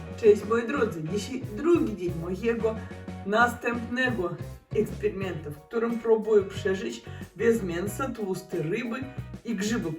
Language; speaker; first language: Polish; non-native, learner; Russian